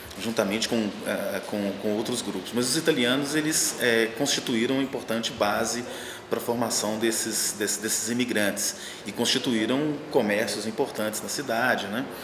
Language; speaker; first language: Portuguese; native; Portuguese